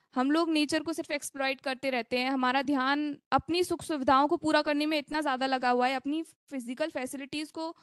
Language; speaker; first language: Hindi; native; Hindi